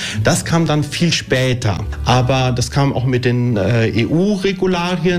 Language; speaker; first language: German; early bilingual, other home language; Italian